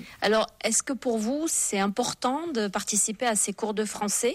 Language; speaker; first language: French; native; French